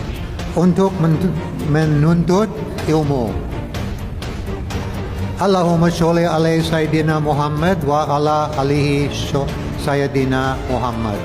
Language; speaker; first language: Indonesian; non-native, fluent; English